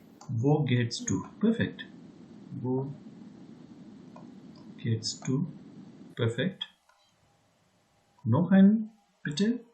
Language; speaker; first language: German; non-native, learner; Hindi